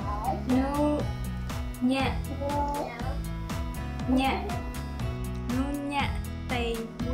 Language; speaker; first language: Japanese; non-native, learner; Burmese